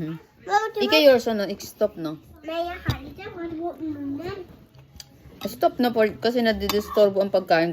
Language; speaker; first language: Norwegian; non-native, learner; Filipino